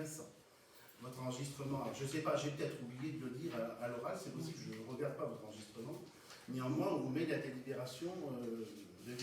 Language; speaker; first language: French; native; French